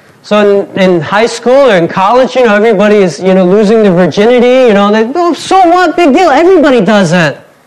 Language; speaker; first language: English; native; English